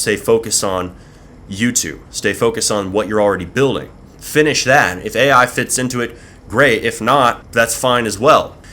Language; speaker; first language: English; native; English